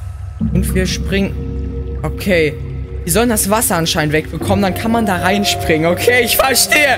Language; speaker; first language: German; native; German